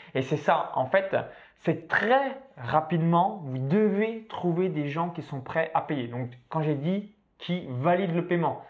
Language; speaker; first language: French; native; French